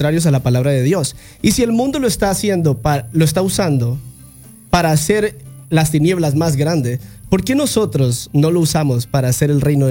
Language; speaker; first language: Spanish; native; Spanish